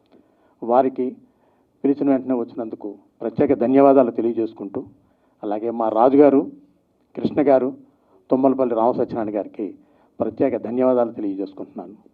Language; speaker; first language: Telugu; native; Telugu